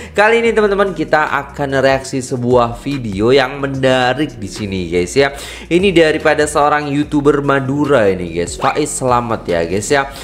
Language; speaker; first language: Indonesian; native; Indonesian